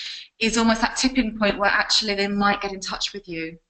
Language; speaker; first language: English; native; English